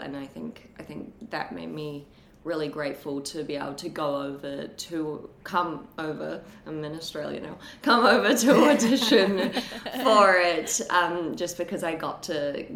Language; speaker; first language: English; native; English